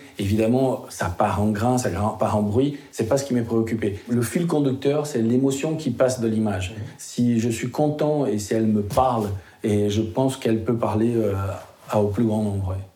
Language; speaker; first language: French; non-native, fluent; Portuguese